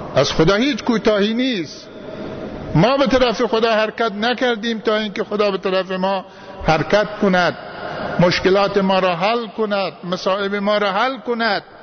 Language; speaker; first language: Persian; native; Persian